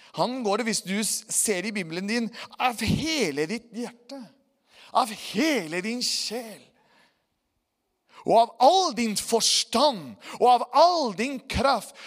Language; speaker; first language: Norwegian; non-native, fluent; Spanish